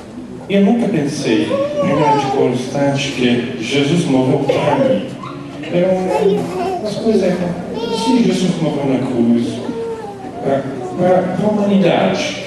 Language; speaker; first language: Portuguese; non-native, learner; Italian